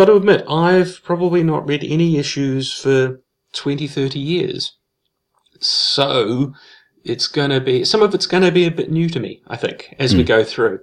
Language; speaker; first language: English; native; English